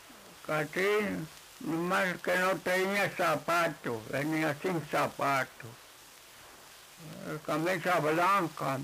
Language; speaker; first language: Spanish; non-native, local second language; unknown